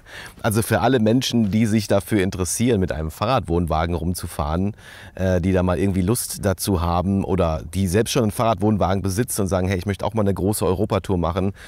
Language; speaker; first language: German; native; German